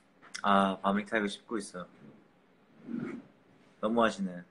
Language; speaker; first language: Korean; early bilingual, heritage; Korean